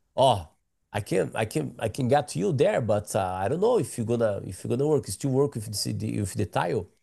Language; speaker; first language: English; non-native, learner; Portuguese